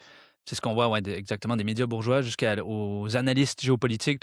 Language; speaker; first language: French; native; French